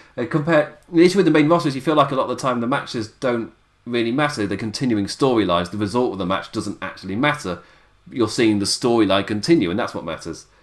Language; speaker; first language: English; native; English